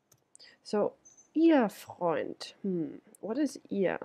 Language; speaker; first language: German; non-native, fluent; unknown